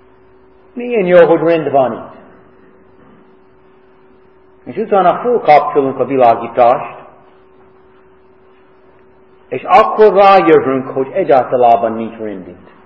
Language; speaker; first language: Hungarian; non-native, fluent; English